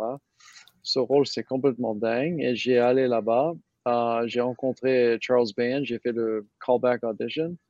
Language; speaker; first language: French; non-native, learner; English